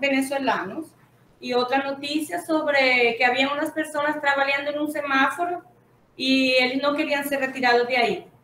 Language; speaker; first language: Portuguese; non-native, fluent; Spanish